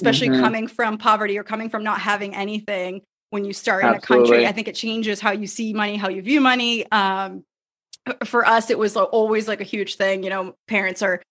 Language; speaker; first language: English; native; English